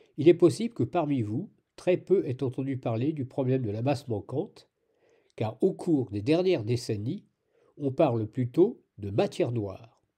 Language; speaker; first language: French; native; French